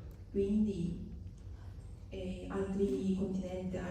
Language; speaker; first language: Italian; non-native, fluent; Korean